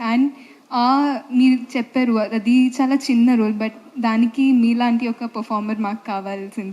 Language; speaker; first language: Telugu; non-native, fluent; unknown